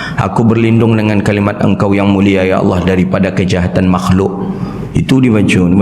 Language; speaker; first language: Malay; non-native, local second language; Minangkabau